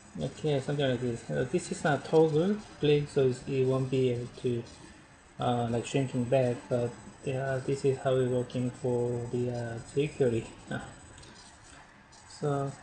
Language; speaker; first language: English; non-native, learner; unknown